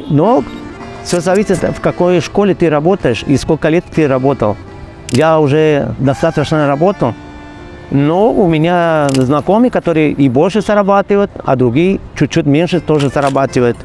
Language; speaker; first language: Russian; non-native, fluent; Spanish